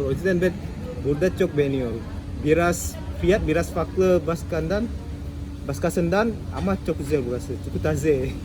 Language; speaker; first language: Turkish; non-native, learner; Indonesian